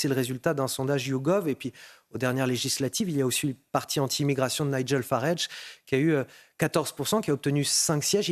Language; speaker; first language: French; native; French